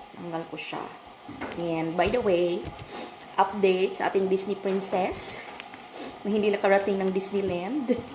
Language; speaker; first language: Filipino; non-native, local second language; Cebuano